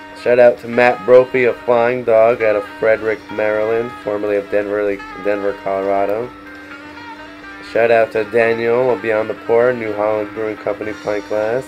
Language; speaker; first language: English; native; English